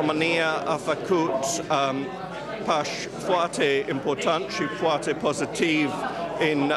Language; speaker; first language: Romanian; non-native, fluent; English